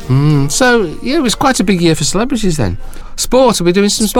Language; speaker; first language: English; native; English